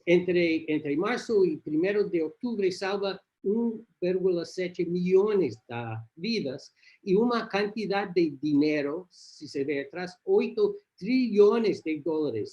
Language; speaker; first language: Portuguese; non-native, learner; English